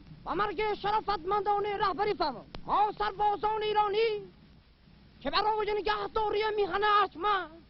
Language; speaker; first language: Persian; native; Persian